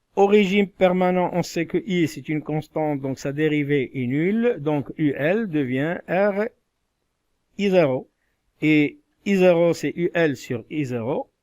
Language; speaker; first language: French; non-native, local second language; Arabic